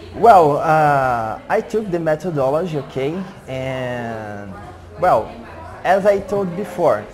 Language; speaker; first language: English; non-native, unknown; Portuguese